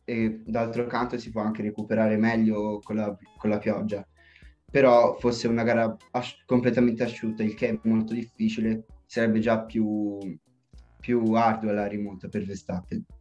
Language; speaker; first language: Italian; native; Italian